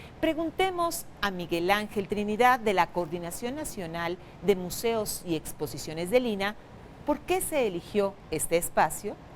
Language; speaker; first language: Spanish; native; Spanish